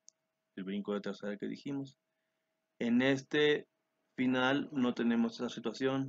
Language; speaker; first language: Spanish; native; Spanish